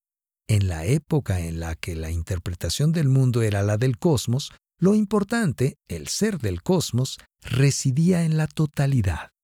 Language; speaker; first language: Spanish; native; Spanish